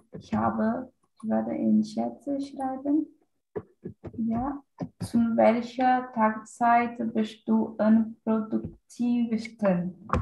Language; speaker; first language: German; non-native, learner; Portuguese